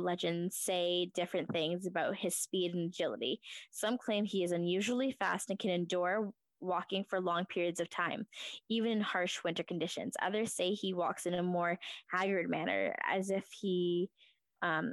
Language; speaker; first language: English; native; English